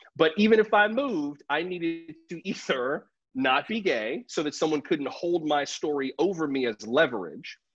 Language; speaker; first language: English; native; English